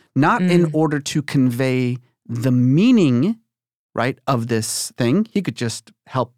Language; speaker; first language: English; early bilingual, other home language; Persian